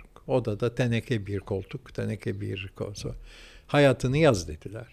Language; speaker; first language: Turkish; early bilingual, heritage; Turkish